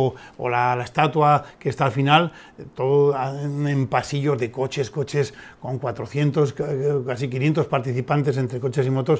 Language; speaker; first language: Spanish; native; Spanish